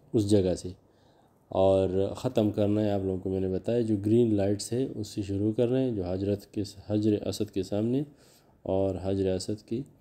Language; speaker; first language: Urdu; non-native, local second language; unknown